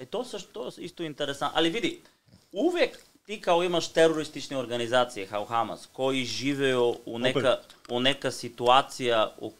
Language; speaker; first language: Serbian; non-native, learner; Bulgarian